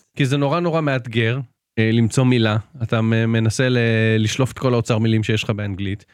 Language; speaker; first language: Hebrew; native; Hebrew